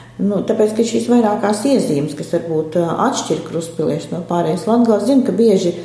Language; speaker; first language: Latvian; native; Latvian